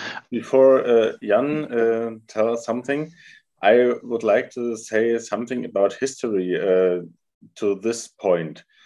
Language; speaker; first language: English; non-native, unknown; German